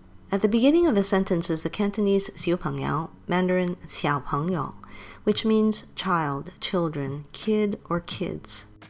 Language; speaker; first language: English; native; English